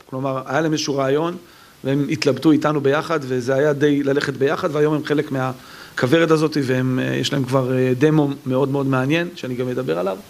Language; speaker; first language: Hebrew; native; Hebrew